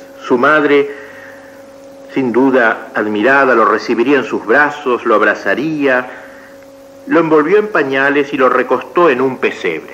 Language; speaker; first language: Spanish; native; Spanish